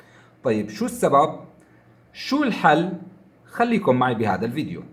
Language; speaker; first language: Arabic; native; Arabic